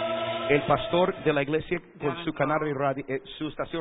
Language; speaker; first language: Spanish; non-native, fluent; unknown